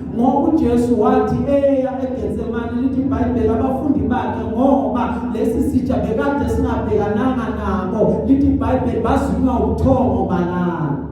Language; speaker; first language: Zulu; native; Zulu